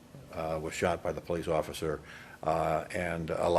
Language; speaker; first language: English; native; English